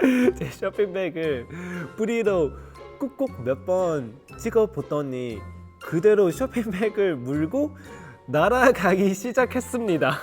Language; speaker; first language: Korean; non-native, fluent; Cantonese